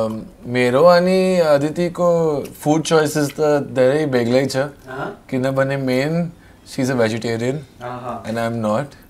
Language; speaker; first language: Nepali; non-native, learner; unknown